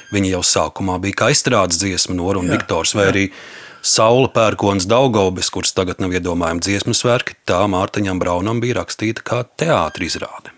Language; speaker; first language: Latvian; native; Latvian